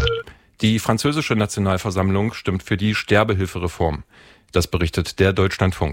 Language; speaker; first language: German; native; German